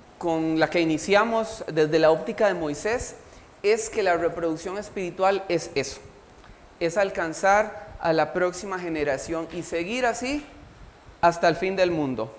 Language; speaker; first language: Spanish; native; Spanish